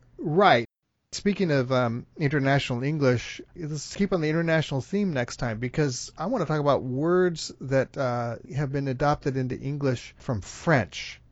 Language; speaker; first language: English; native; English